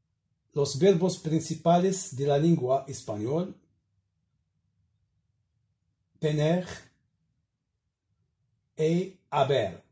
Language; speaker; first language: Spanish; non-native, learner; Arabic